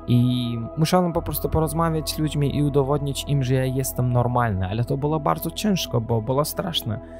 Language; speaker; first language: Polish; non-native, learner; Azerbaijani